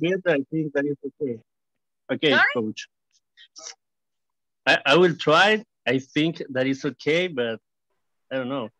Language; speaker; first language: English; non-native, learner; Spanish